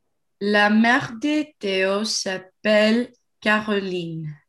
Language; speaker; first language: French; non-native, learner; English